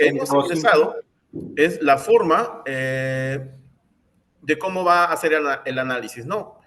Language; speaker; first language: Spanish; native; Spanish